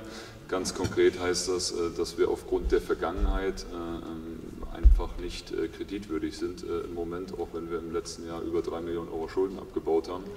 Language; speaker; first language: German; native; German